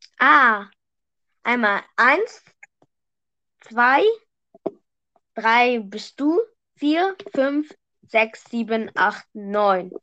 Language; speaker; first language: German; early bilingual, other home language; Vietnamese